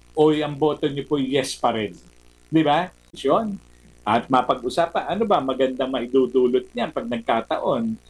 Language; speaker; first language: Filipino; native; Filipino